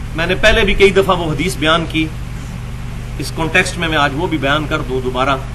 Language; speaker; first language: Urdu; non-native, local second language; Punjabi